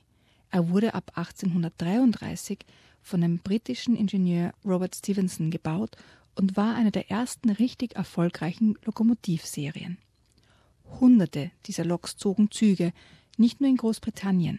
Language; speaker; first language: German; native; German